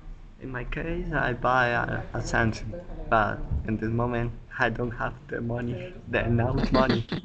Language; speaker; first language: English; non-native, learner; Spanish